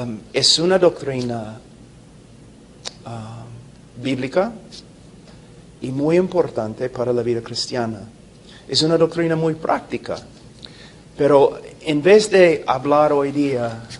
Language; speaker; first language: Spanish; non-native, fluent; English